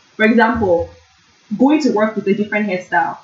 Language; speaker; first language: English; non-native, local second language; Yoruba